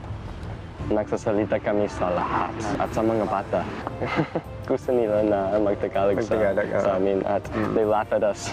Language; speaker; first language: Filipino; non-native, learner; English